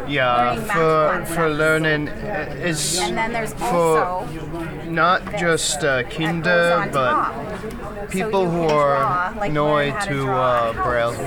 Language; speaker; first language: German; non-native, learner; English